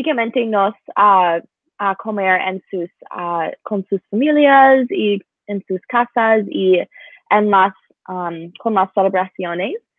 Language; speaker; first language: Spanish; non-native, learner; English